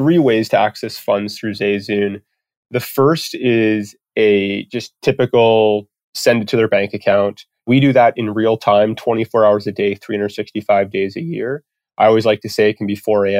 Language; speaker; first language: English; native; English